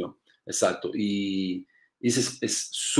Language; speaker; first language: Portuguese; non-native, learner; Spanish